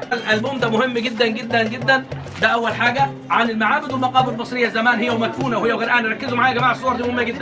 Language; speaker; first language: Arabic; native; Arabic